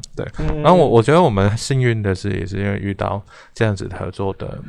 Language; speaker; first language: Chinese; non-native, fluent; Cantonese